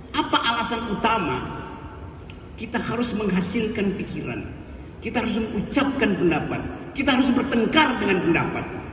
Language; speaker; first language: Indonesian; native; Indonesian